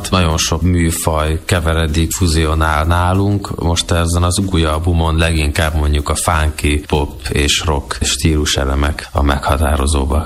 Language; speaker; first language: Hungarian; native; Hungarian